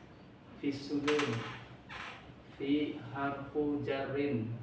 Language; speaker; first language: Arabic; non-native, learner; Indonesian